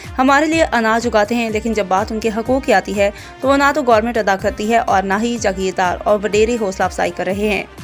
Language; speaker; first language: Urdu; non-native, local second language; Punjabi